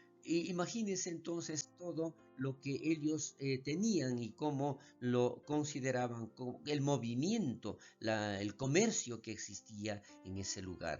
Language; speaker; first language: Spanish; native; Spanish